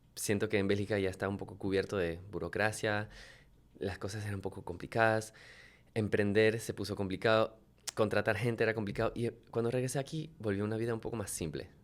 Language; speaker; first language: Spanish; early bilingual, other home language; French